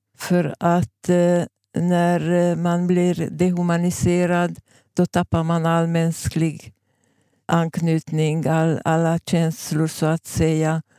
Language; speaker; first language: Swedish; non-native, fluent; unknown